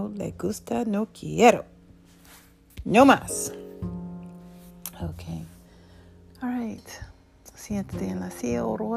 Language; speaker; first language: Spanish; non-native, learner; English